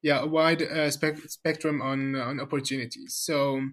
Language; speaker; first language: English; non-native, fluent; Arabic